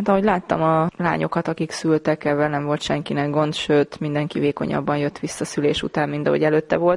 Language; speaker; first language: Hungarian; native; Hungarian